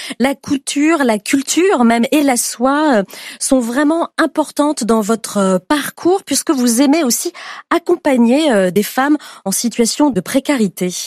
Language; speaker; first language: French; native; French